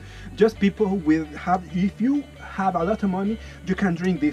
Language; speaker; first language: English; non-native, learner; Spanish